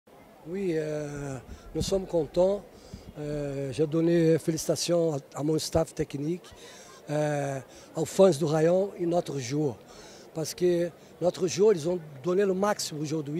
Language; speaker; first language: French; non-native, fluent; Portuguese